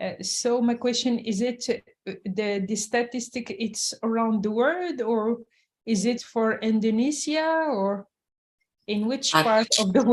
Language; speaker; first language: English; non-native, fluent; French